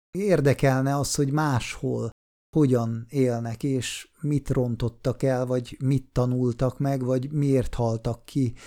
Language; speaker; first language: Hungarian; non-native, fluent; Swiss German